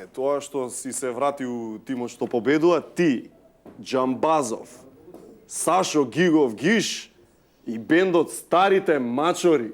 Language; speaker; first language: Macedonian; native; Macedonian